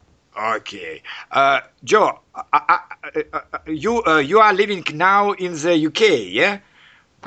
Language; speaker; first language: English; non-native, learner; Russian